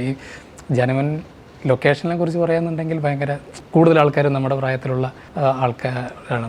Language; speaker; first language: Malayalam; native; Malayalam